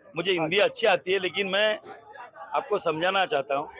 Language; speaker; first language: Hindi; non-native, local second language; Marathi